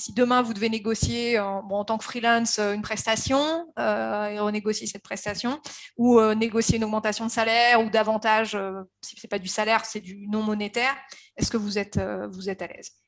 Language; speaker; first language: French; native; French